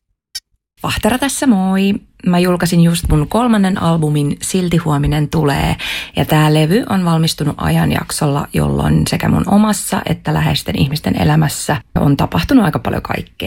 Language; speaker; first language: Finnish; native; Finnish